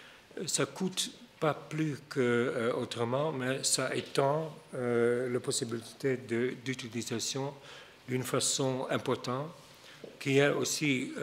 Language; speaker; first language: French; non-native, fluent; Dutch